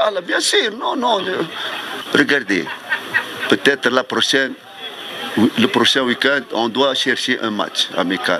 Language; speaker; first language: French; non-native, fluent; Arabic